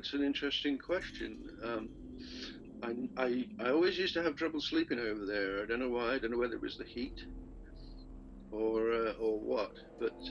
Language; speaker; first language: English; native; English